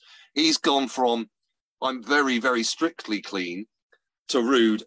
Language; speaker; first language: English; native; English